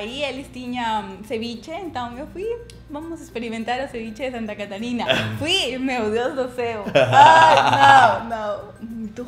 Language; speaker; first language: Portuguese; non-native, learner; Spanish